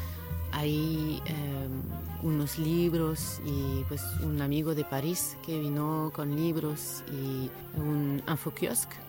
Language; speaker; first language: Spanish; non-native, fluent; French